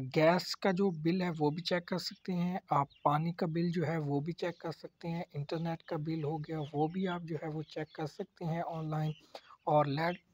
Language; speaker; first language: Urdu; native; Urdu